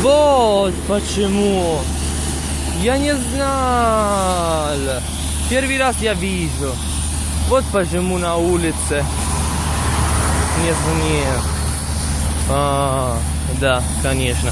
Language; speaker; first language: Russian; non-native, learner; Italian